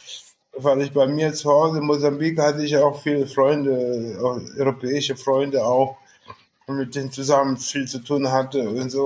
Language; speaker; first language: German; non-native, fluent; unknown